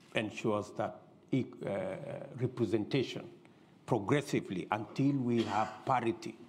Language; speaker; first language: English; non-native, local second language; Kalenjin